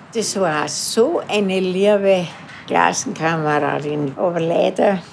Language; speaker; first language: German; native; German